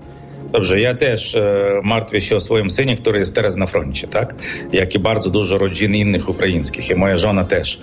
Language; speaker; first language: Polish; non-native, fluent; Ukrainian